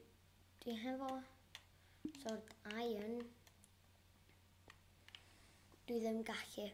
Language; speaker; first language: Welsh; non-native, local second language; English